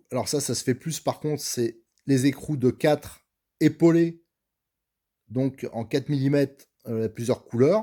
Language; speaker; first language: French; native; French